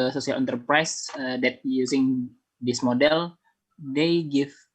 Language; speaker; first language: English; non-native, learner; Indonesian